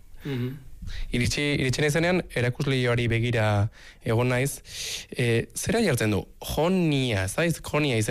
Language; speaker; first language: Basque; native; Basque